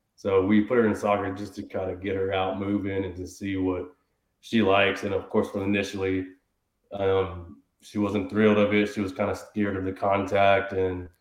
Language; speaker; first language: English; native; English